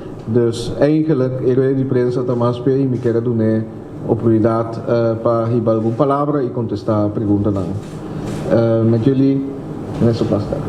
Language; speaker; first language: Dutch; non-native, local second language; Papiamento